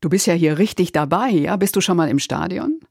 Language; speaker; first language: German; native; German